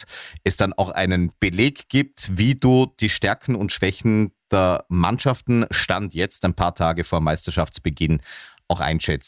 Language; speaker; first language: German; native; German